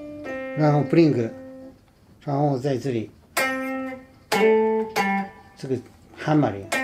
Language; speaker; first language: Chinese; non-native, fluent; Japanese